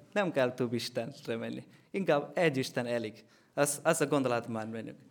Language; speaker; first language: Hungarian; non-native, learner; Malayalam